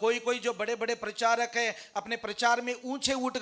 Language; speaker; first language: Hindi; native; Hindi